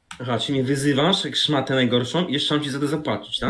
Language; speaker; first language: Polish; native; Polish